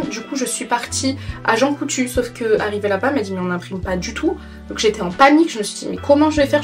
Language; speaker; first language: French; native; French